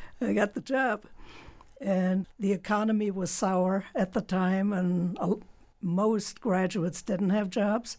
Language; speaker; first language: English; non-native, fluent; German